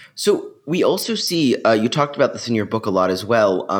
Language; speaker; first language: English; native; English